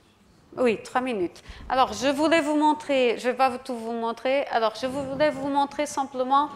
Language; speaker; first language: French; non-native, fluent; Portuguese